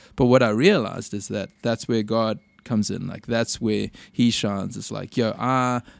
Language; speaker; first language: English; native; English